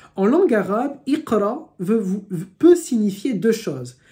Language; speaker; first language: French; native; French